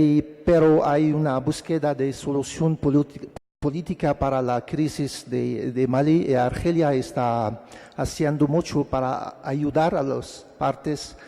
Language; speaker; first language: Spanish; non-native, fluent; Arabic